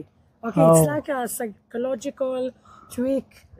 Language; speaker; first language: English; non-native, learner; Hebrew